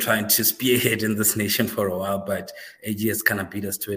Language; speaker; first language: English; non-native, local second language; Northern Sotho